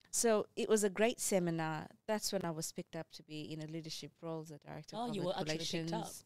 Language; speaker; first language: English; early bilingual, other home language; Amharic